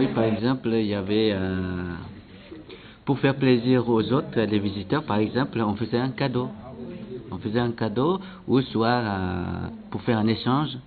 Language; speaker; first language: French; non-native, local second language; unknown